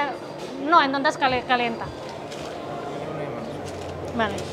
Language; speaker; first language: Spanish; non-native, learner; Indonesian